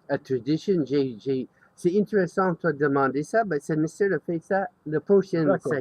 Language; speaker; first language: French; non-native, learner; English